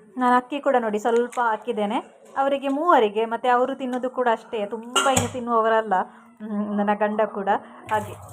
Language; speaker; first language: Kannada; non-native, local second language; Tulu